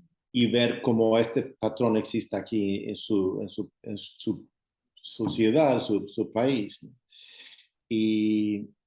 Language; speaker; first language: Spanish; non-native, fluent; Swedish